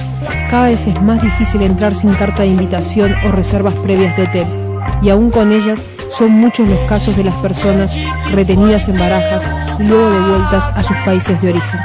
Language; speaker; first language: Spanish; native; Spanish